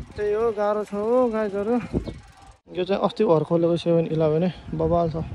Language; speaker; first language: Nepali; native; Nepali